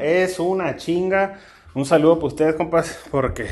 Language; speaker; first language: Spanish; early bilingual, heritage; Spanish